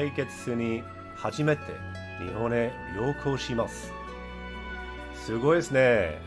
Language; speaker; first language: Japanese; non-native, fluent; English